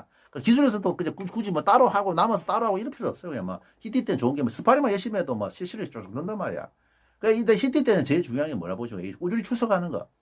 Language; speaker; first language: Korean; native; Korean